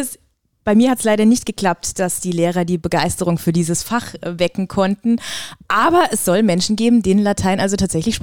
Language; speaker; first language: German; native; German